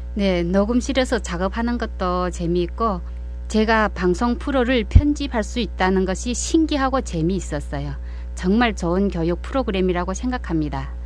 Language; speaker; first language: Korean; early bilingual, heritage; Korean